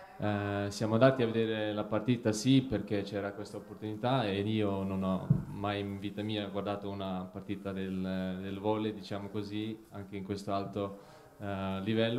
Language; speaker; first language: Italian; non-native, fluent; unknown